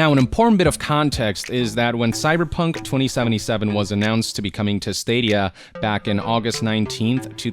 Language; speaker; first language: English; native; English